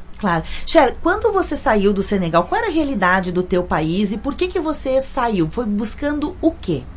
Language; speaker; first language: Portuguese; native; Portuguese